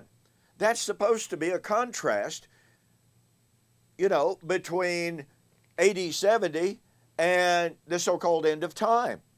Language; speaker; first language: English; native; English